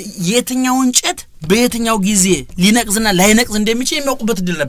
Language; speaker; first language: Amharic; native; Amharic